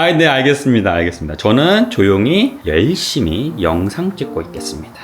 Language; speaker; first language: Korean; native; Korean